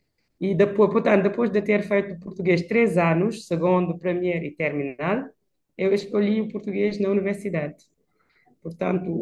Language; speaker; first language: Portuguese; non-native, fluent; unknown